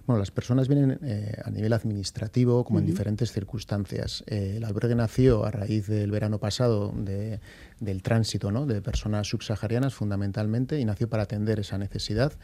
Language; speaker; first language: Spanish; native; Spanish